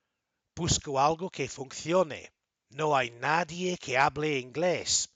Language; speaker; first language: Spanish; non-native, fluent; English